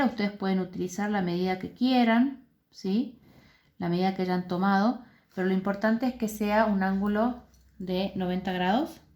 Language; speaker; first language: Spanish; native; Spanish